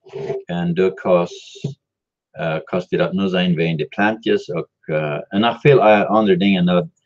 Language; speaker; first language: German; non-native, learner; Dutch